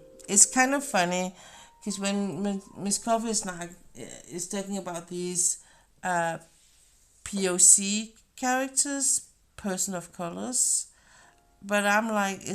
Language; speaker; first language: English; non-native, fluent; Danish